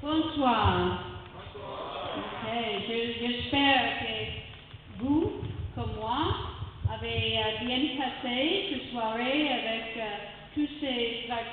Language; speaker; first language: French; non-native, fluent; English